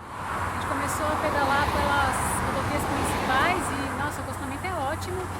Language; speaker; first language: Portuguese; native; Portuguese